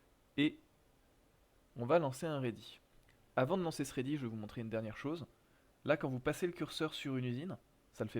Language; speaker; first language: French; native; French